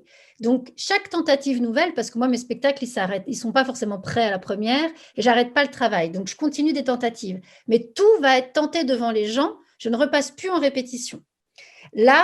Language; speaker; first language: French; native; French